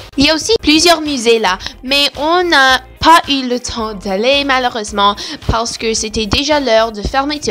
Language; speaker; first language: French; non-native, learner; English